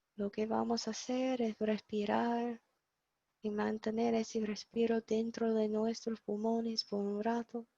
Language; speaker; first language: Spanish; non-native, fluent; English